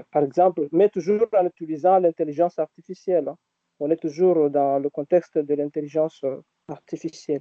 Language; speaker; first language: French; non-native, local second language; Arabic